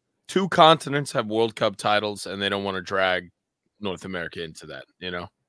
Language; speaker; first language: English; early bilingual, other home language; Spanish